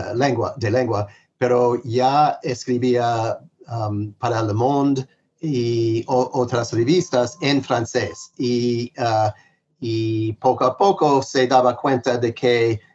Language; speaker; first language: Spanish; non-native, fluent; English